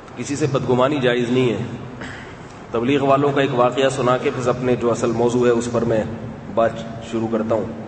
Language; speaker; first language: Urdu; native; Urdu